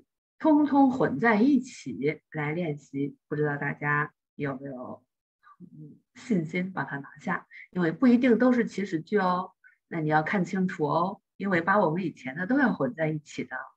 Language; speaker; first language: Chinese; native; Chinese